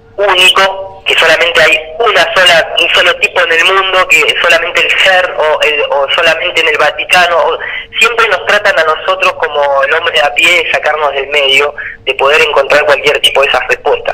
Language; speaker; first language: Spanish; native; Spanish